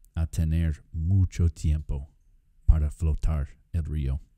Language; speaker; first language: Spanish; non-native, fluent; English